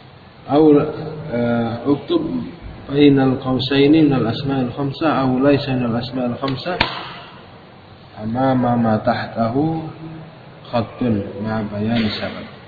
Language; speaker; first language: Arabic; non-native, fluent; Indonesian